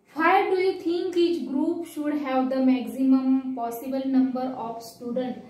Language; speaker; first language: English; non-native, local second language; Marathi